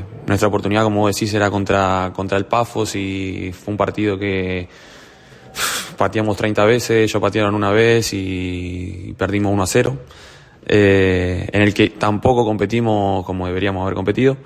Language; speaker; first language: Spanish; native; Spanish